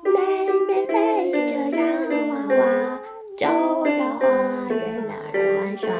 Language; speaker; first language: Chinese; non-native, local second language; Cantonese